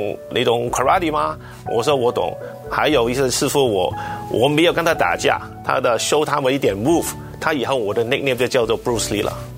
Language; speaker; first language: Chinese; non-native, local second language; Cantonese